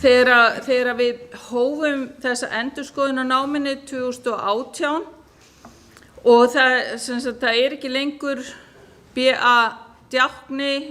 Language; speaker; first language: Icelandic; native; Icelandic